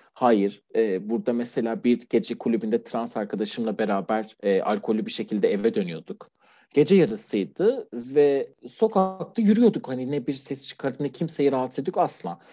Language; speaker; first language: Turkish; non-native, fluent; Persian